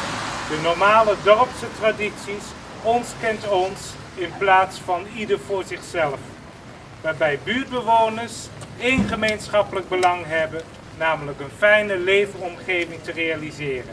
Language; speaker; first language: Dutch; native; Dutch